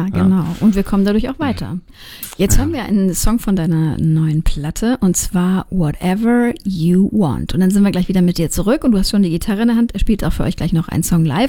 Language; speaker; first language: German; native; German